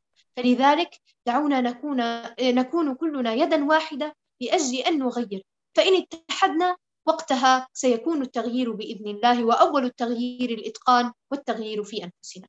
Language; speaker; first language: Arabic; native; Arabic